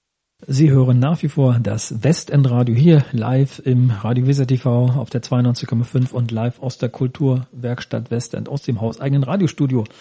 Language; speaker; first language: German; native; German